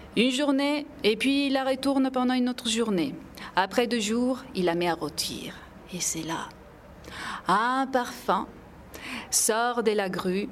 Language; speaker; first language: French; non-native, fluent; Italian